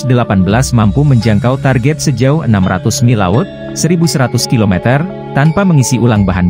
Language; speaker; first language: Indonesian; native; Indonesian